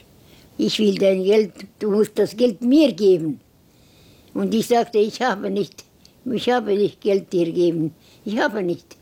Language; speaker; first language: German; non-native, learner; Estonian